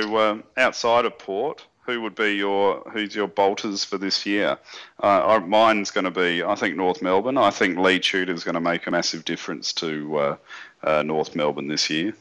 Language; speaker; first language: English; native; English